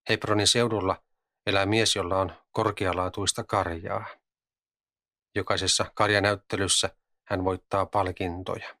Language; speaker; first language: Finnish; native; Finnish